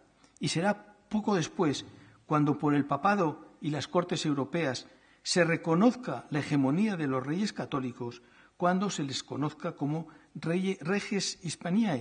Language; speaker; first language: Spanish; native; Spanish